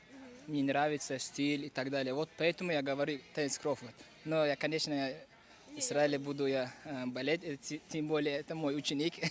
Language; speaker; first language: Russian; non-native, fluent; Uzbek